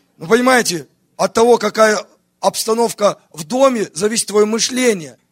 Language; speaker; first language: Russian; native; Russian